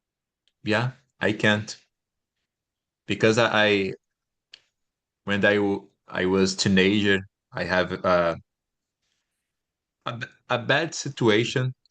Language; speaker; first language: English; non-native, learner; Portuguese